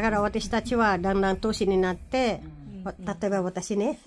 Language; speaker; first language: Japanese; non-native, learner; Filipino